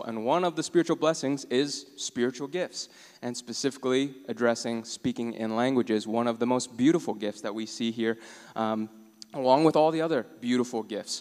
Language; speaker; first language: English; native; English